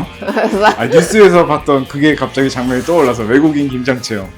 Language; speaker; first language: Korean; native; Korean